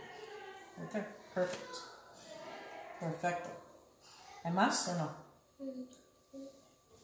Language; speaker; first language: Spanish; non-native, learner; English